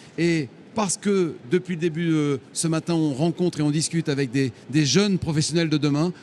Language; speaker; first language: French; native; French